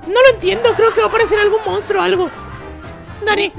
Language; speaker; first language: Spanish; native; Spanish